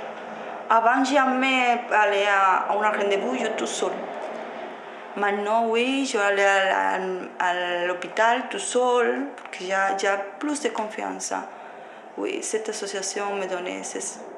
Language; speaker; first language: French; non-native, learner; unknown